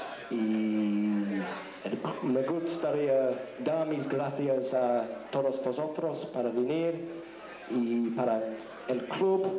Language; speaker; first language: Spanish; non-native, learner; English